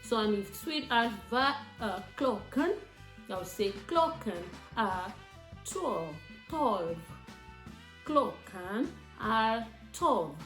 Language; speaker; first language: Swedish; non-native, learner; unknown